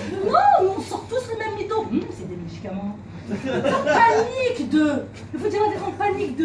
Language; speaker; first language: French; native; French